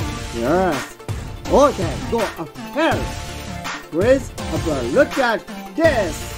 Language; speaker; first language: English; non-native, learner; Japanese